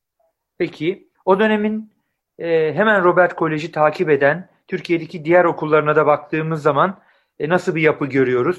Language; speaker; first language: Turkish; native; Turkish